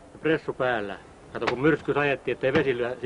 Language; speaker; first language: Finnish; native; Finnish